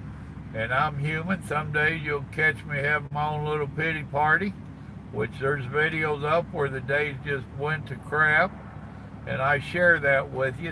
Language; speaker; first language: English; native; English